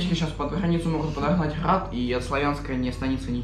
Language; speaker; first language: Russian; native; Russian